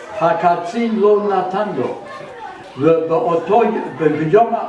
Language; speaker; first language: Hebrew; non-native, fluent; German